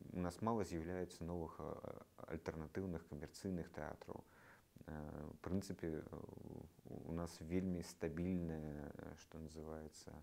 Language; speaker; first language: Belarusian; non-native, local second language; Russian